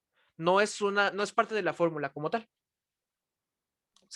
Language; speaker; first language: Spanish; native; Spanish